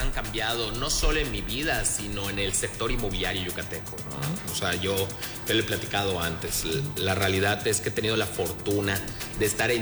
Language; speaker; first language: Spanish; native; Spanish